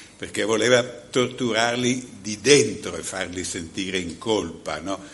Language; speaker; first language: Italian; native; Italian